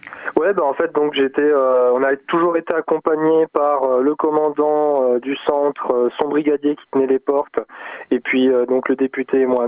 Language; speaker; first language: French; native; French